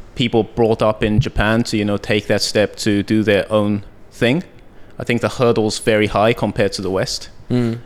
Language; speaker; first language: English; early bilingual, heritage; Japanese